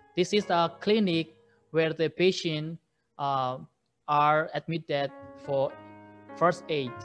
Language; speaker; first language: English; non-native, fluent; Burmese